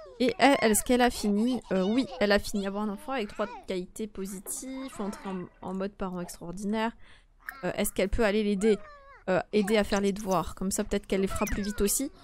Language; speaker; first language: French; native; French